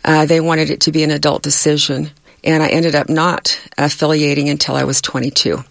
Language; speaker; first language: English; native; English